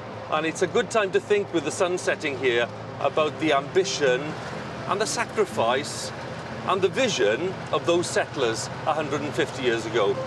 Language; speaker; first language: English; non-native, local second language; Welsh